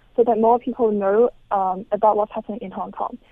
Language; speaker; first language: English; non-native, local second language; Cantonese